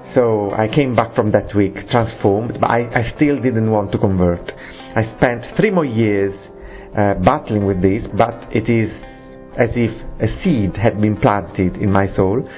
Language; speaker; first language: English; non-native, fluent; Italian